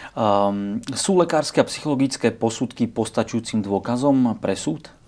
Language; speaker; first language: Slovak; native; Slovak